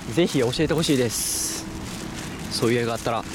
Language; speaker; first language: Japanese; native; Japanese